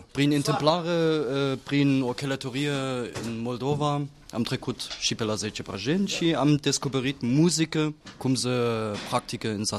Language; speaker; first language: Romanian; non-native, fluent; German